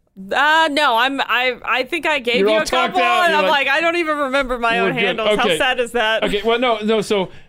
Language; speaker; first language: English; native; English